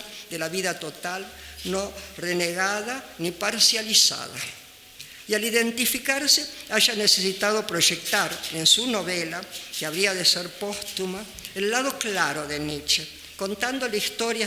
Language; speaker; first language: Spanish; native; Spanish